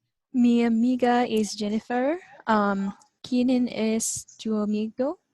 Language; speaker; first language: Spanish; non-native, learner; English